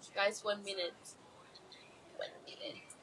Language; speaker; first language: English; non-native, learner; Punjabi